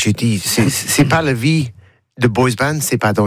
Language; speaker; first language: French; non-native, learner; English